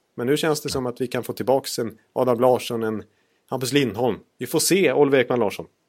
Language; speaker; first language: Swedish; native; Swedish